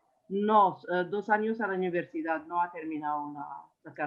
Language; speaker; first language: Spanish; non-native, learner; Arabic